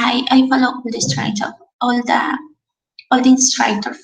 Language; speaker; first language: English; non-native, learner; Spanish